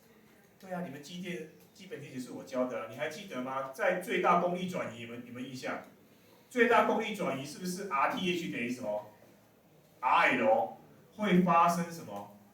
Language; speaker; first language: Chinese; native; Chinese